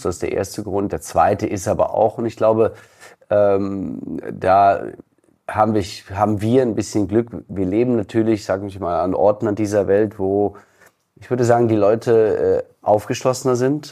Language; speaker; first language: German; native; German